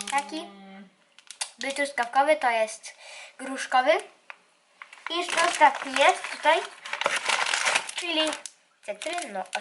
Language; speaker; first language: Polish; early bilingual, heritage; Polish